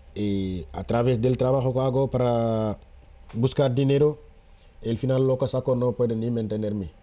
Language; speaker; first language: Spanish; non-native, fluent; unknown